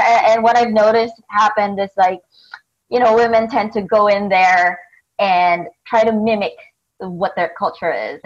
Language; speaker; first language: English; non-native, local second language; Filipino